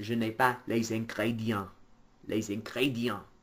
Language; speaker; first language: French; non-native, fluent; English